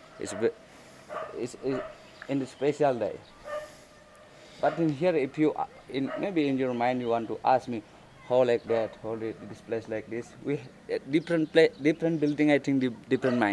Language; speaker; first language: English; non-native, learner; Indonesian